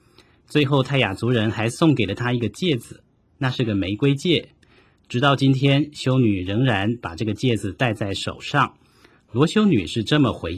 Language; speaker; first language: Chinese; native; Chinese